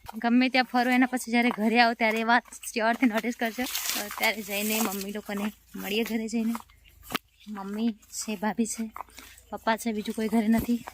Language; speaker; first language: Gujarati; non-native, local second language; Rathawi